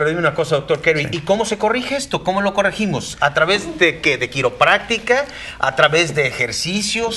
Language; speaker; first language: Spanish; native; Spanish